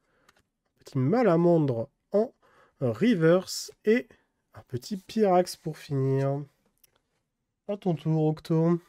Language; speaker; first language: French; native; French